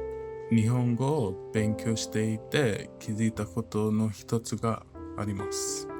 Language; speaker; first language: Japanese; non-native, fluent; English